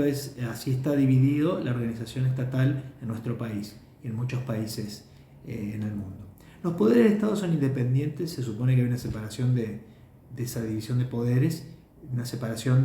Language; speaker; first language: Spanish; native; Spanish